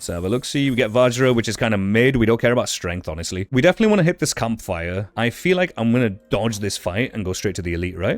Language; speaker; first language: English; native; English